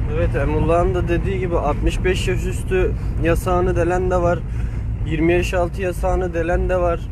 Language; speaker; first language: Turkish; native; Turkish